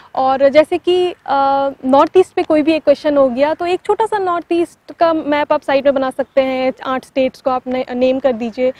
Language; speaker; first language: Hindi; non-native, local second language; Tamil